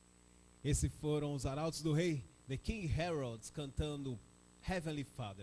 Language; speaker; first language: Portuguese; native; Portuguese